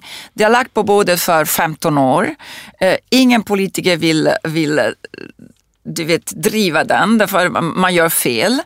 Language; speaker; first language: Swedish; non-native, fluent; Italian